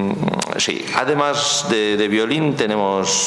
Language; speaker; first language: Spanish; non-native, learner; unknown